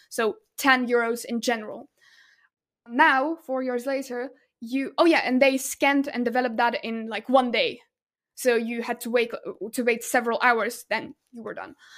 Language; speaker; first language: English; non-native, fluent; Russian